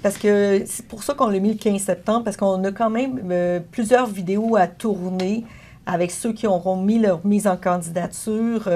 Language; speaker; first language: French; native; French